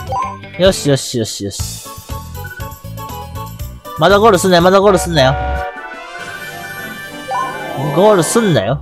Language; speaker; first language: Japanese; native; Japanese